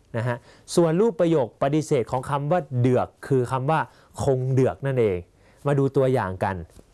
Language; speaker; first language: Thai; native; Thai